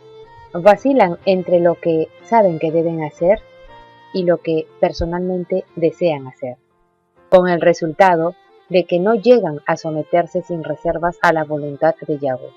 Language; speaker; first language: Spanish; native; Spanish